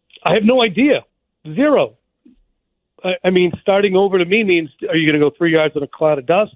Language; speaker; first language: English; native; English